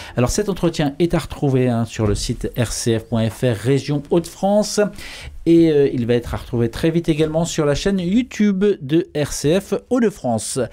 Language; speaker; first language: French; native; French